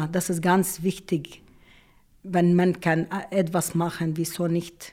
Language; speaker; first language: German; non-native, local second language; Arabic